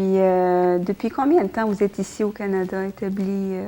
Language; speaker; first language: French; native; French